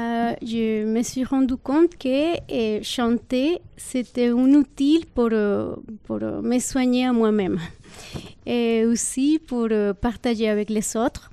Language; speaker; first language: French; non-native, fluent; Spanish